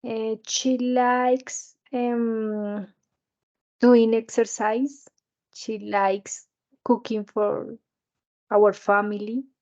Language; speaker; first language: English; non-native, learner; Spanish